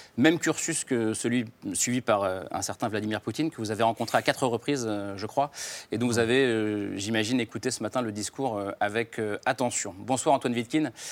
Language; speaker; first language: French; native; French